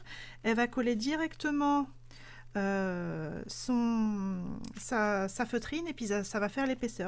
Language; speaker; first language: French; native; French